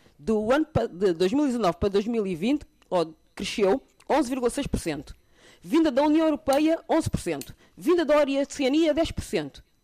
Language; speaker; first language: Portuguese; early bilingual, other home language; Kabuverdianu